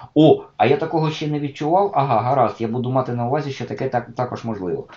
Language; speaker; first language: Ukrainian; native; Ukrainian